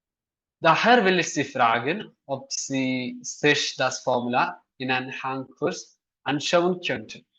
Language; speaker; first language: German; non-native, fluent; Malayalam